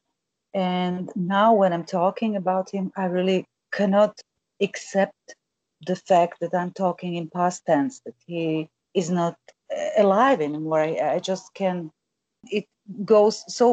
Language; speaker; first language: English; non-native, fluent; Croatian